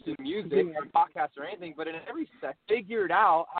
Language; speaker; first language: English; native; English